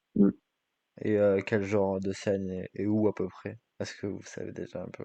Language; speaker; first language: French; native; French